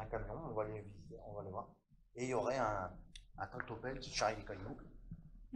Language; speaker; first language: French; native; French